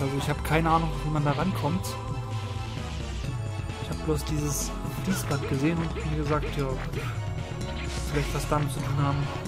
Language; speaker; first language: German; native; German